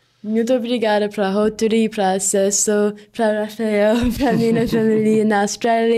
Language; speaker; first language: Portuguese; non-native, learner; English